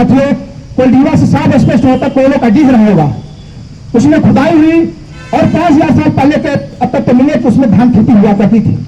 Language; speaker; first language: Hindi; native; Hindi